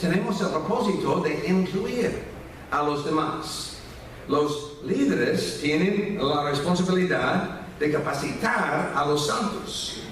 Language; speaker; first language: Spanish; non-native, fluent; English